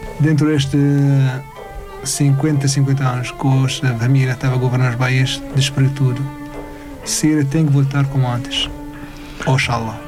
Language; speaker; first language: Portuguese; non-native, learner; Arabic